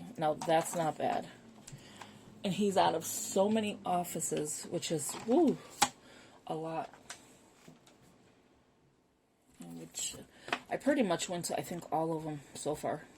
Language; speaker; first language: English; native; English